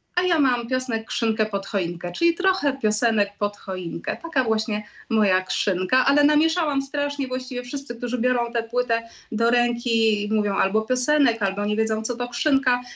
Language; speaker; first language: Polish; native; Polish